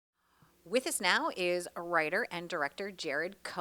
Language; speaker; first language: English; native; English